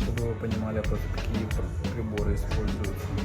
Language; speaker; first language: Russian; native; Russian